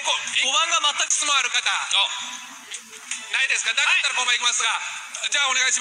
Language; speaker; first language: Japanese; native; Japanese